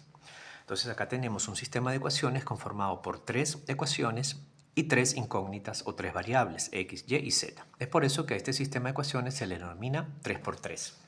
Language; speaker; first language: Spanish; native; Spanish